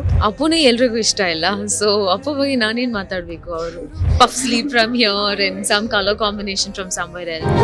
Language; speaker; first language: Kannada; non-native, learner; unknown